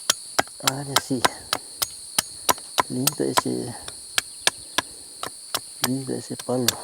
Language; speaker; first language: Spanish; non-native, local second language; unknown